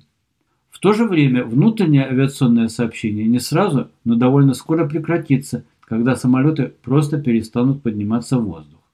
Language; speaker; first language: Russian; native; Russian